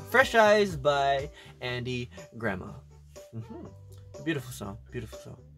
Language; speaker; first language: English; early bilingual, other home language; Korean